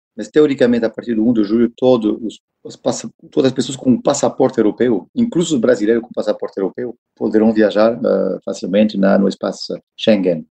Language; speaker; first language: Portuguese; non-native, fluent; French